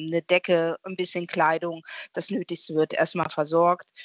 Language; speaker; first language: German; native; German